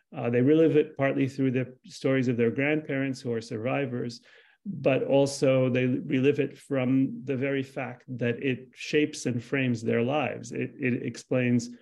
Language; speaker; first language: English; early bilingual, other home language; Arabic